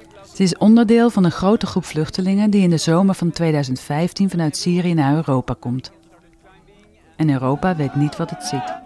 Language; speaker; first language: Dutch; native; Dutch